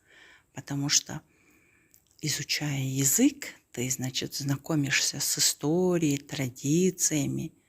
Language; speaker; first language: Russian; non-native, local second language; Kazakh